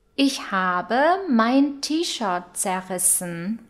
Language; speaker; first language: German; non-native, fluent; Russian